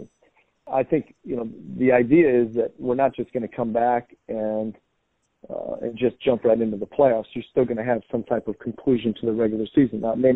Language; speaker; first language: English; native; English